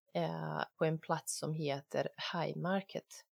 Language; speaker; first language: Swedish; non-native, fluent; Bosnian